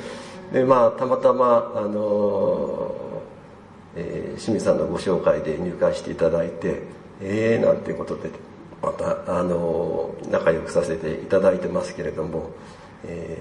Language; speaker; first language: Japanese; native; Japanese